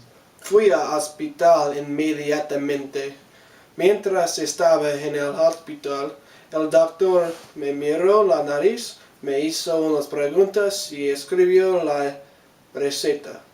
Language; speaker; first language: Spanish; non-native, learner; English